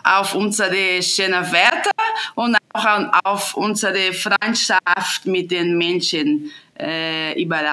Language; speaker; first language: German; non-native, fluent; Portuguese